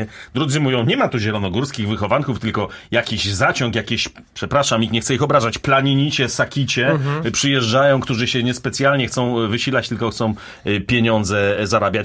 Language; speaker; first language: Polish; native; Polish